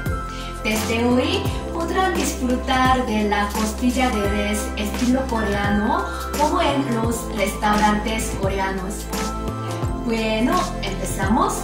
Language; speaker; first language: Spanish; non-native, fluent; Korean